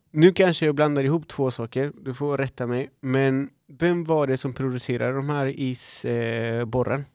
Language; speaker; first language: Swedish; non-native, fluent; Spanish